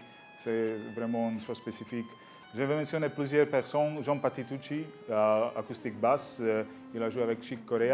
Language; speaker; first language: French; non-native, learner; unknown